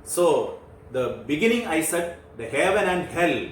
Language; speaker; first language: English; non-native, local second language; Malayalam